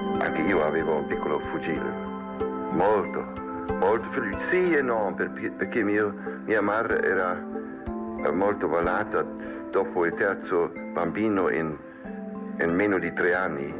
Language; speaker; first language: Italian; non-native, learner; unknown